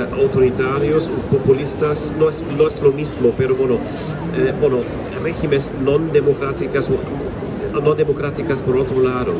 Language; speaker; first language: Spanish; non-native, fluent; German